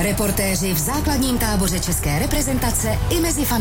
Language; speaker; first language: Czech; native; Czech